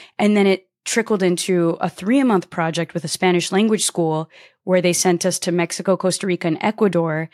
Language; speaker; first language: English; early bilingual, other home language; Portuguese